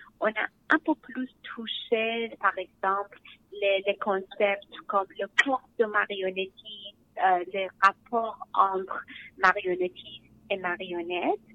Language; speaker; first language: French; non-native, learner; Persian